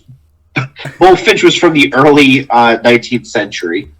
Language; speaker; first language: English; native; English